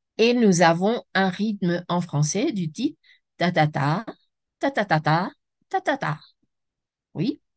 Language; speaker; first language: French; non-native, fluent; Spanish